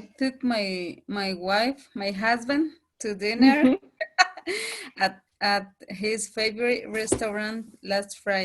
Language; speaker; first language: English; non-native, learner; Spanish